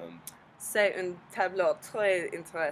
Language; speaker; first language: French; non-native, learner; English